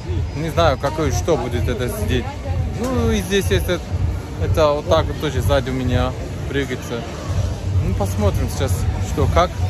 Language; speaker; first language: Russian; non-native, learner; Turkish